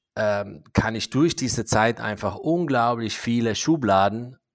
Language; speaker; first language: German; non-native, fluent; English